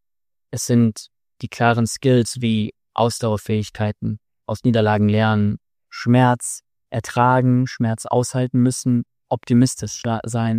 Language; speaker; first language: German; native; German